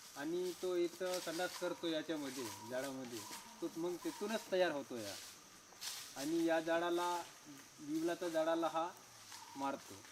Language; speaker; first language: Marathi; non-native, local second language; Gondi